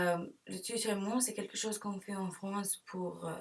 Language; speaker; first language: French; non-native, learner; English